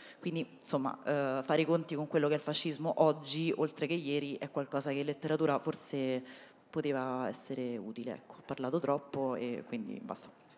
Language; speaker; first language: Italian; native; Italian